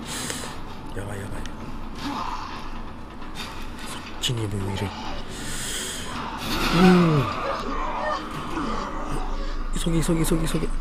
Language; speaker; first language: Japanese; native; Japanese